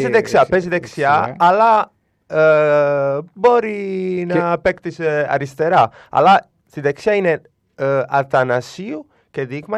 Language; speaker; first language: Greek; non-native, learner; Italian